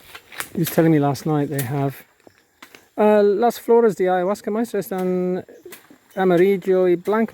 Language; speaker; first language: Spanish; non-native, learner; English